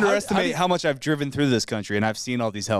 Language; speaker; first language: English; native; English